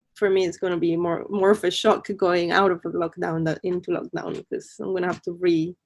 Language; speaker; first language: English; non-native, fluent; Spanish